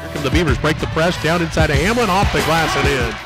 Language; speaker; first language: English; native; English